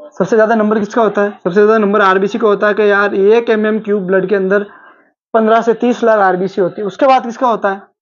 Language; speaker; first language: Hindi; native; Hindi